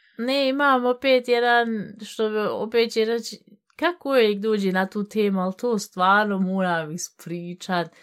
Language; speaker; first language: Bosnian; early bilingual, heritage; Bosnian